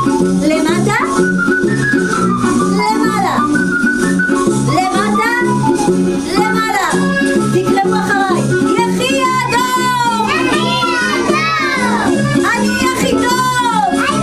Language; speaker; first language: Hebrew; native; Hebrew